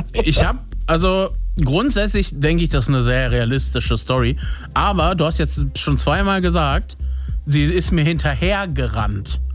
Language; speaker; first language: German; native; German